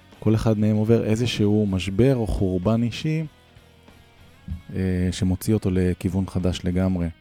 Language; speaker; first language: Hebrew; native; Hebrew